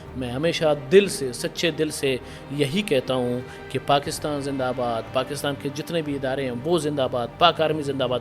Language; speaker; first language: Urdu; non-native, local second language; Baluchi